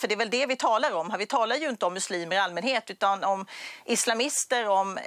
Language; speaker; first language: Swedish; native; Swedish